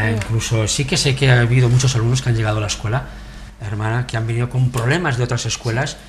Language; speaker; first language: Spanish; native; Spanish